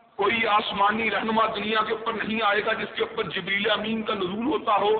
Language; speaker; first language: Urdu; non-native, local second language; Punjabi